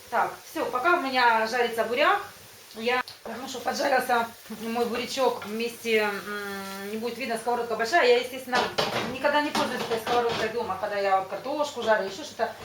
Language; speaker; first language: Russian; native; Russian